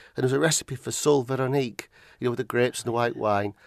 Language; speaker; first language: English; native; English